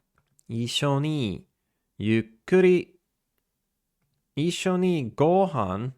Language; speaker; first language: Japanese; non-native, learner; English